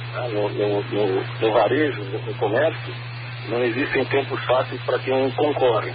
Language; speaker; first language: Portuguese; native; Portuguese